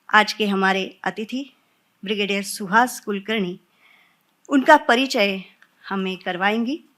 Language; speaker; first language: Hindi; non-native, local second language; Marathi